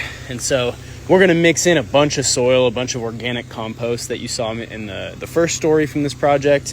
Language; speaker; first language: English; native; English